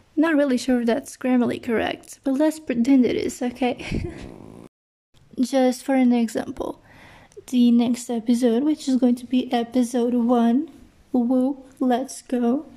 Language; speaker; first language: English; non-native, fluent; Portuguese